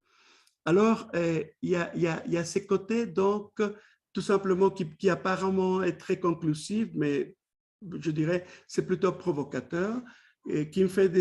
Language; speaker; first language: French; non-native, fluent; Spanish